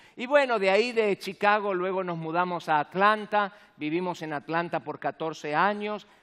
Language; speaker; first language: Spanish; native; Spanish